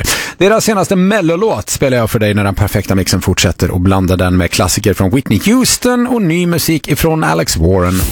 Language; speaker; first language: Swedish; native; Swedish